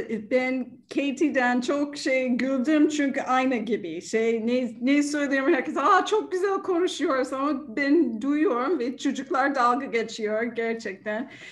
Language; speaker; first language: Turkish; non-native, learner; English